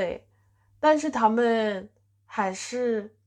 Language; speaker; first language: Chinese; non-native, fluent; English